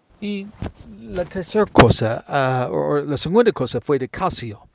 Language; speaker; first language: Spanish; non-native, learner; English